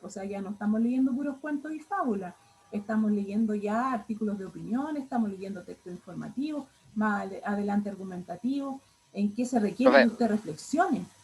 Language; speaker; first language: Spanish; native; Spanish